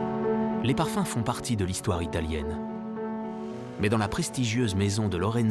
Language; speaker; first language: French; native; French